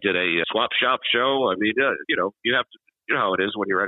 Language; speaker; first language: English; native; English